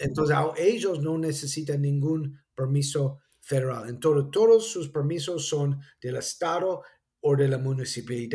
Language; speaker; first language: Spanish; non-native, fluent; English